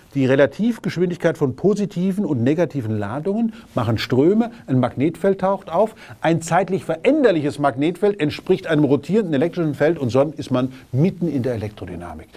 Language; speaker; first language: German; native; German